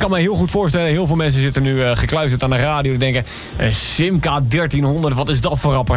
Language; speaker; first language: Dutch; native; Dutch